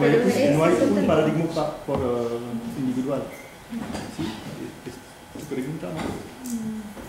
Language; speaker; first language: Spanish; non-native, fluent; French